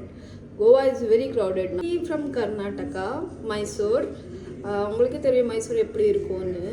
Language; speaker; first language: Tamil; early bilingual, heritage; Tamil